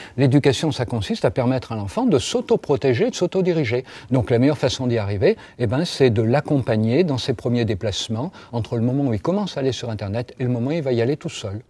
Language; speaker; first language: French; native; French